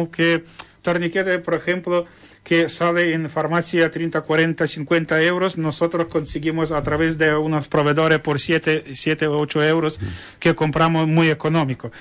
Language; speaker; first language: Spanish; non-native, learner; Ukrainian